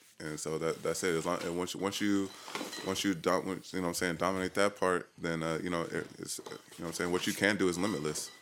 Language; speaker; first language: English; native; English